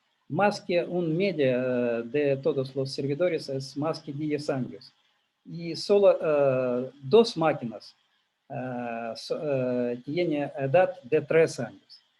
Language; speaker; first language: Spanish; non-native, learner; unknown